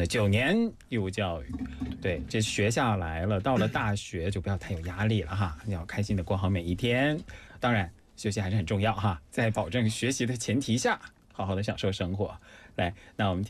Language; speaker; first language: Chinese; native; Chinese